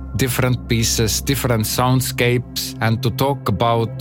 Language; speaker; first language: English; non-native, learner; Estonian